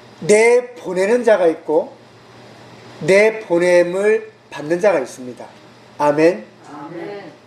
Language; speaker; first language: Korean; native; Korean